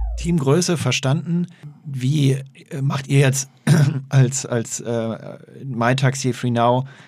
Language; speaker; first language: German; native; German